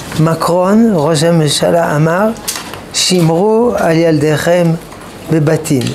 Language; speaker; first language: Hebrew; non-native, fluent; French